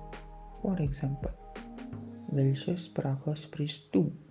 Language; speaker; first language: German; non-native, fluent; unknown